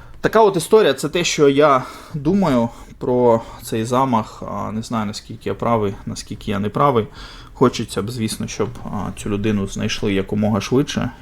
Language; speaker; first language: Ukrainian; non-native, local second language; Russian